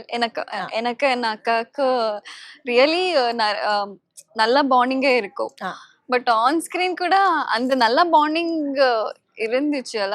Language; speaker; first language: Tamil; non-native, learner; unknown